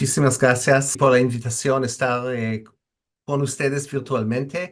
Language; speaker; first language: Spanish; non-native, fluent; English